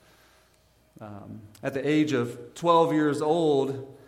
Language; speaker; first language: English; native; English